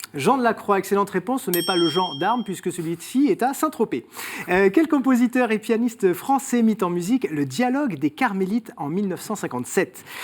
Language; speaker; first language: French; native; French